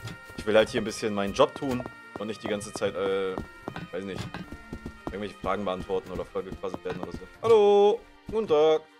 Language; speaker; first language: German; native; German